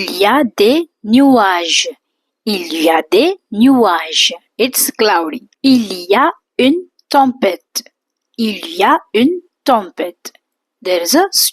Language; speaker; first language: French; non-native, fluent; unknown